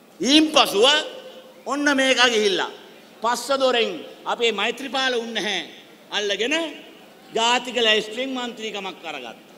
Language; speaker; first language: Sinhala; non-native, local second language; Tamil